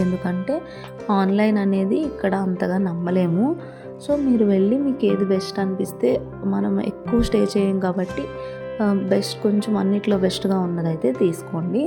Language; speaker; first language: Telugu; native; Telugu